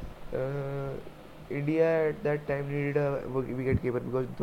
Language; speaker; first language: English; non-native, local second language; Hindi